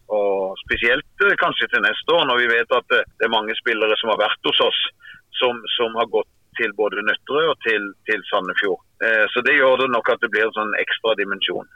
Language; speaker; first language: Norwegian; native; Norwegian